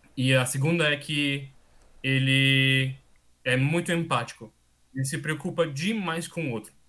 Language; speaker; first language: Portuguese; non-native, fluent; German